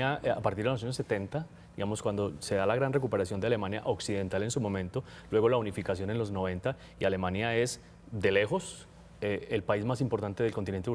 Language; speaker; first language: Spanish; native; Spanish